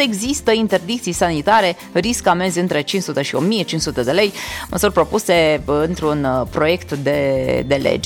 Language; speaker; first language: Romanian; native; Romanian